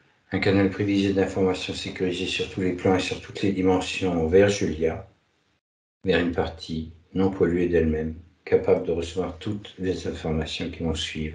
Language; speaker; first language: French; native; French